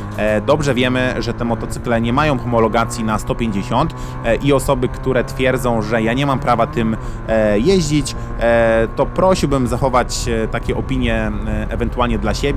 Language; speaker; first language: Polish; native; Polish